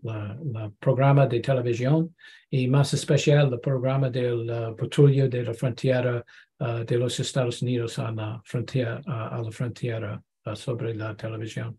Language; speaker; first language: Spanish; non-native, learner; English